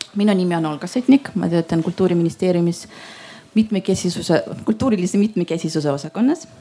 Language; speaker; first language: Estonian; non-native, local second language; Russian